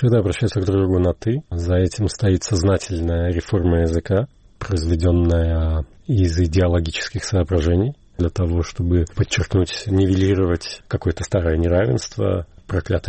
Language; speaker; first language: Russian; native; Russian